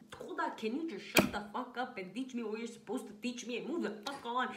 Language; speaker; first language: English; non-native, fluent; Slovenian